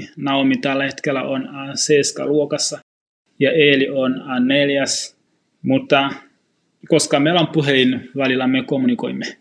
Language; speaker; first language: Finnish; non-native, fluent; Swahili